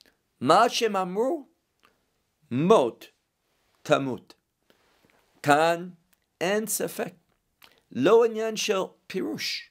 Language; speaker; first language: Hebrew; non-native, fluent; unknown